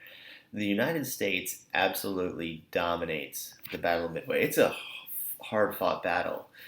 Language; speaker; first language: English; native; English